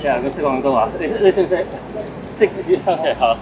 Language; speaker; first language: Chinese; early bilingual, heritage; Cantonese